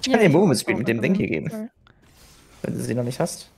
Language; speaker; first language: German; native; German